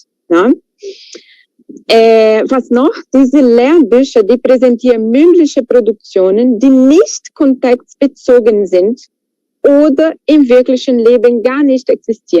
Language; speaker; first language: German; non-native, fluent; Portuguese